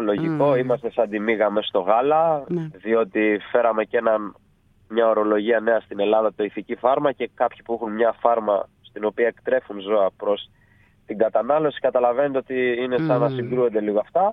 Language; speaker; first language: Greek; native; Greek